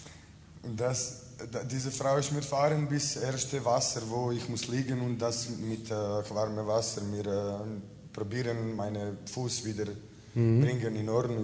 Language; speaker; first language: German; non-native, learner; Croatian